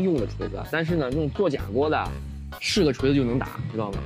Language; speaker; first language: Chinese; native; Chinese